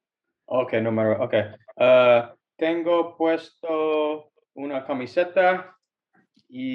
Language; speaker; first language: Spanish; non-native, learner; English